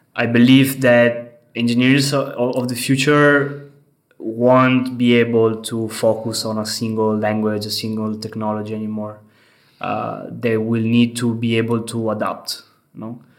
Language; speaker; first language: English; non-native, fluent; Italian